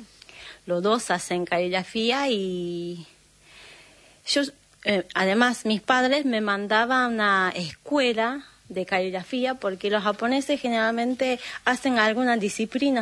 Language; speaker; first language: Spanish; non-native, fluent; Japanese